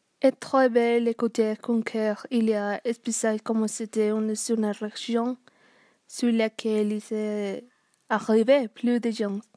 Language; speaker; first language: French; non-native, learner; Spanish